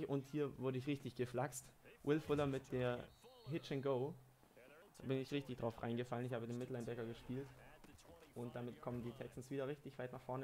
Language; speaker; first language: German; native; German